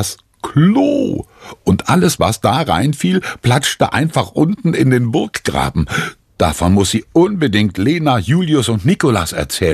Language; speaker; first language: German; native; German